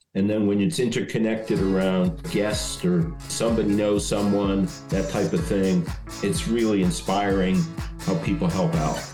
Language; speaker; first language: English; native; English